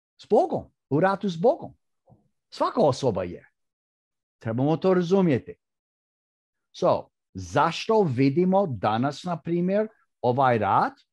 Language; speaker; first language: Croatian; early bilingual, heritage; Croatian